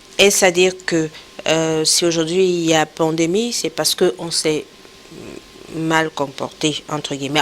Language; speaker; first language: French; native; French